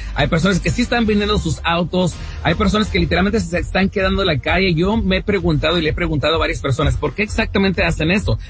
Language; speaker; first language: Spanish; early bilingual, heritage; Spanish